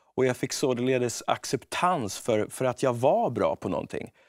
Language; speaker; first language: Swedish; native; Swedish